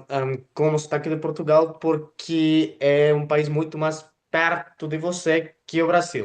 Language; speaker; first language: Portuguese; non-native, fluent; Spanish